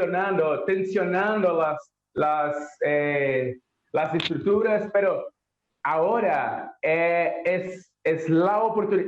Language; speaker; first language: Spanish; non-native, learner; Portuguese